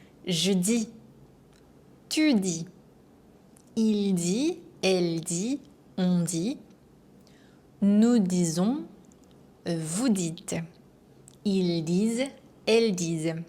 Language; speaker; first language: French; non-native, fluent; Korean